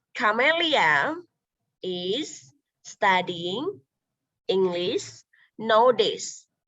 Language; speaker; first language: English; non-native, local second language; Indonesian